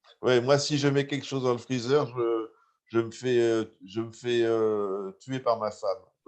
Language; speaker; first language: French; native; French